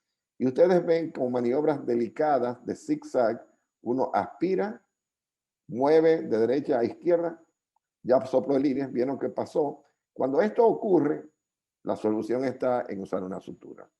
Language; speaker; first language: Spanish; native; Spanish